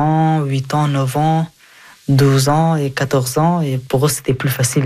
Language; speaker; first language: French; non-native, fluent; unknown